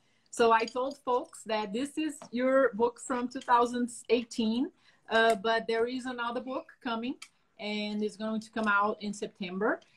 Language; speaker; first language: English; non-native, fluent; Portuguese